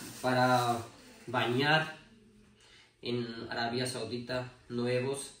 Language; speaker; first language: Spanish; non-native, learner; Urdu